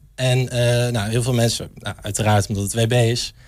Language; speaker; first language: Dutch; native; Dutch